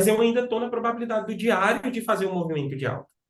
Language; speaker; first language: Portuguese; native; Portuguese